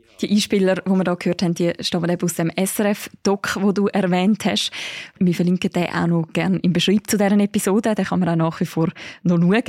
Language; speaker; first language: German; native; German